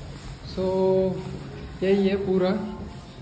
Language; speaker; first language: Hindi; non-native, local second language; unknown